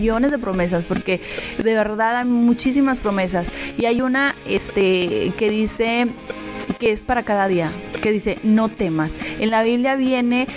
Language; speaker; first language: Spanish; native; Spanish